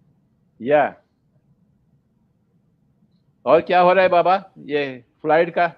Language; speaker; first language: Hindi; non-native, local second language; Telugu